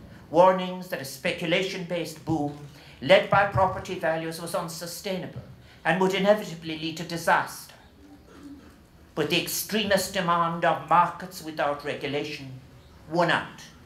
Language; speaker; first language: English; native; English